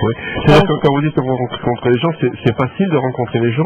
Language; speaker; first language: French; native; French